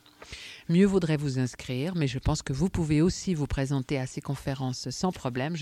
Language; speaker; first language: French; native; French